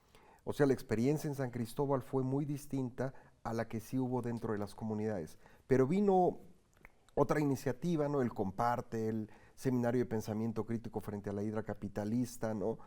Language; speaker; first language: Spanish; native; Spanish